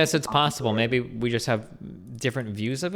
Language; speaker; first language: English; native; English